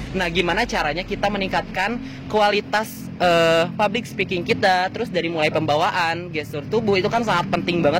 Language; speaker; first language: Indonesian; native; Indonesian